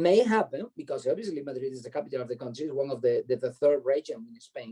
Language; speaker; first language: English; non-native, fluent; Spanish